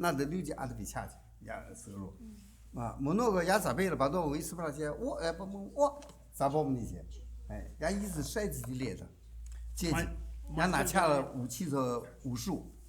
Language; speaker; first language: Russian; non-native, learner; Chinese